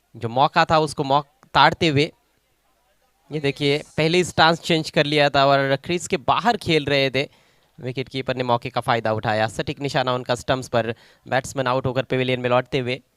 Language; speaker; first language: Hindi; non-native, local second language; Marathi